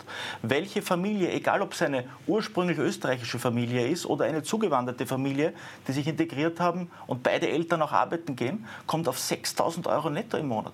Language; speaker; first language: German; native; German